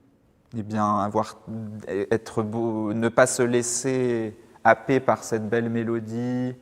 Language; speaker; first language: French; native; French